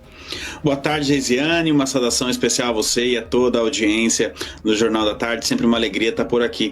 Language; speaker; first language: Portuguese; native; Portuguese